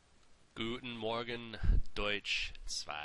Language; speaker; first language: German; non-native, fluent; English